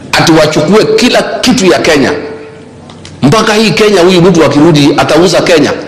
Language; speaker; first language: Swahili; non-native, local second language; Kikuyu